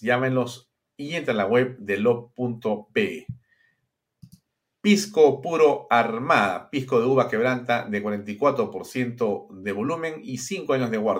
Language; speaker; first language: Spanish; native; Spanish